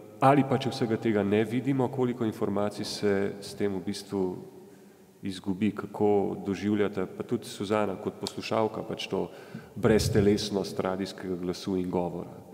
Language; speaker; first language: Slovenian; native; Slovenian